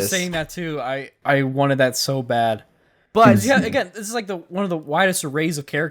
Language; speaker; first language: English; native; English